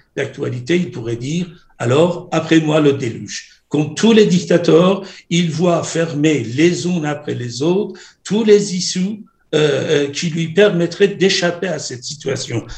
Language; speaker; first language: French; non-native, fluent; Persian